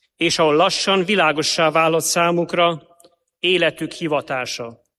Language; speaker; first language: Hungarian; native; Hungarian